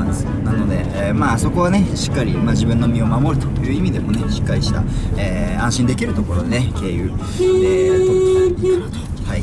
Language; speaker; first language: Japanese; native; Japanese